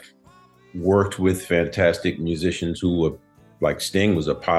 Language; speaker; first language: English; native; English